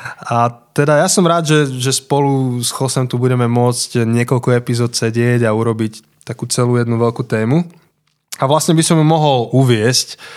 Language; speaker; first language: Slovak; native; Slovak